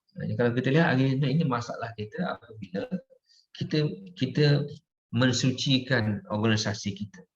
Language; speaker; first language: Malay; native; Malay